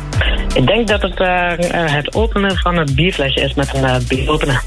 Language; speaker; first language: Dutch; native; Dutch